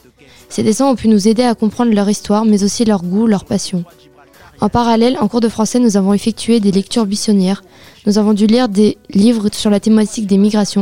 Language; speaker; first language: French; native; French